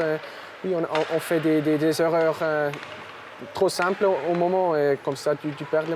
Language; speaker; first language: French; non-native, local second language; German